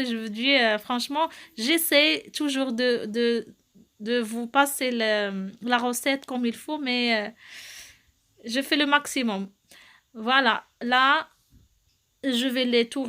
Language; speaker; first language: French; non-native, local second language; Arabic